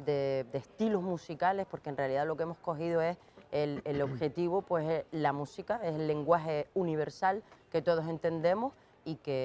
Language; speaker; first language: Spanish; native; Spanish